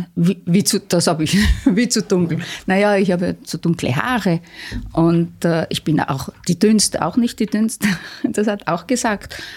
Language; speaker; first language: German; non-native, fluent; Italian